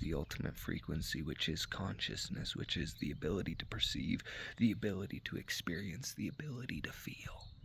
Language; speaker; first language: English; native; English